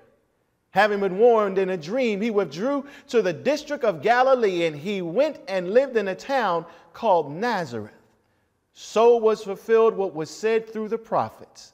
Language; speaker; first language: English; native; English